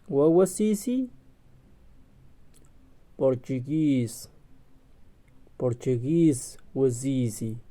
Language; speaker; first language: English; non-native, learner; Spanish